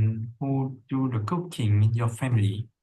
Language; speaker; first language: English; non-native, learner; Vietnamese